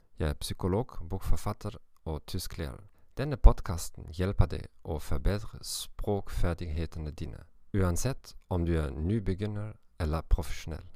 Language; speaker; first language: Norwegian; non-native, learner; German